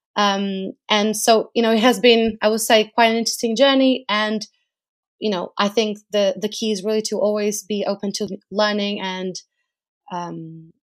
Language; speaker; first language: English; non-native, fluent; Portuguese